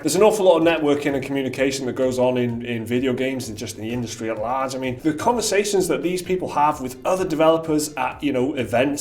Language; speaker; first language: English; native; English